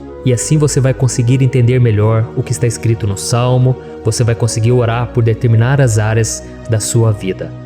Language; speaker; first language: Portuguese; native; Portuguese